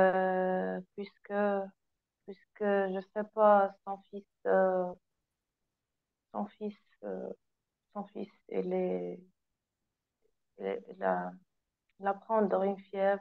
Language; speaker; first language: French; non-native, learner; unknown